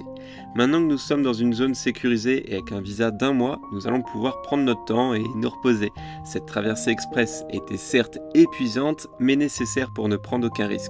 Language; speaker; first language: French; native; French